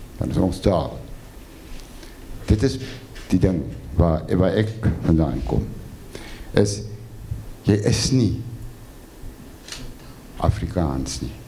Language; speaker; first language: Afrikaans; non-native, fluent; French